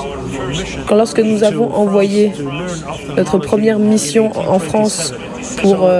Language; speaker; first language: French; non-native, fluent; Arabic